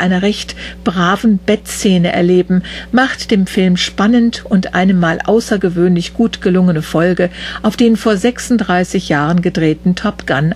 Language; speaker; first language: German; native; German